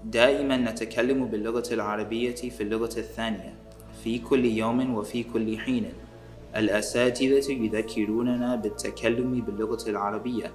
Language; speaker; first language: Arabic; non-native, fluent; English